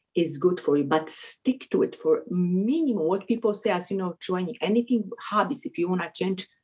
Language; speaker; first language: English; non-native, fluent; Polish